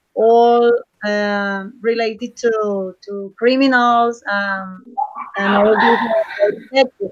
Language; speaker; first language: English; non-native, learner; Spanish